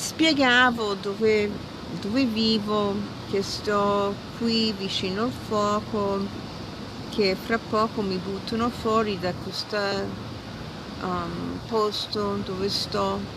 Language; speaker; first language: Italian; early bilingual, heritage; English